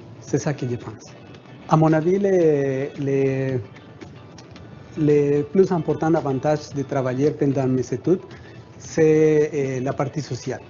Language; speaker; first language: French; non-native, fluent; Spanish